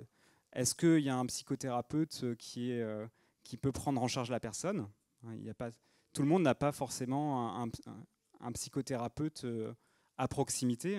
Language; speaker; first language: French; native; French